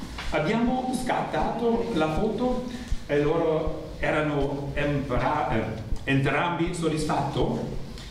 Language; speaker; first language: Italian; non-native, learner; German